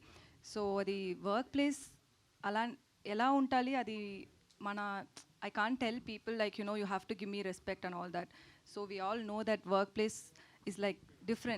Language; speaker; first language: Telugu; non-native, learner; Tamil